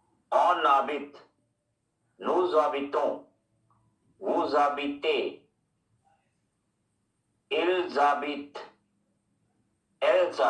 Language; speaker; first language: French; non-native, learner; Hindi